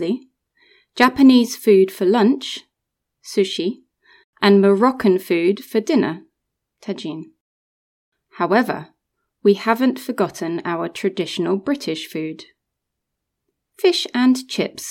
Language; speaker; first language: English; native; English